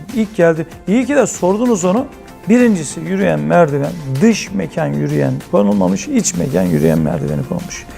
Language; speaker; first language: Turkish; native; Turkish